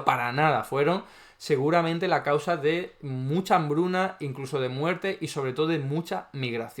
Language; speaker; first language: Spanish; native; Spanish